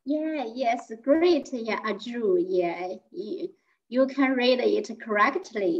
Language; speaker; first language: English; non-native, fluent; Chinese